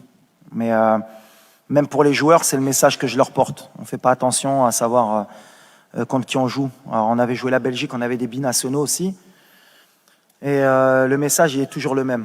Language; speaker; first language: French; native; French